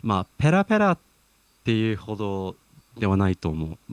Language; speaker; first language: Japanese; non-native, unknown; English